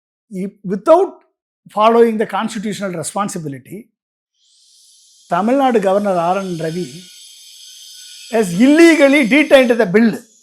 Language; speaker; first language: English; non-native, local second language; Tamil